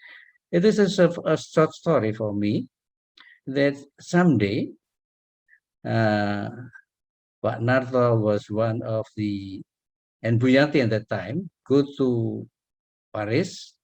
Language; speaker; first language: English; non-native, learner; Indonesian